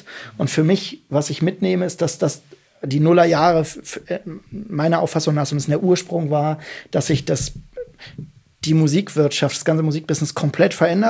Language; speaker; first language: German; native; German